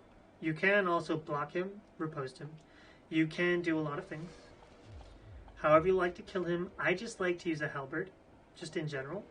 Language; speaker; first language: English; native; English